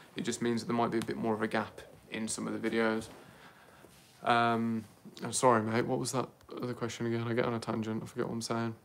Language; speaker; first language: English; native; English